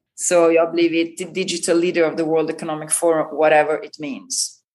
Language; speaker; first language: Swedish; non-native, fluent; Italian